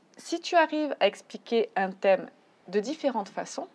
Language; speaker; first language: French; native; French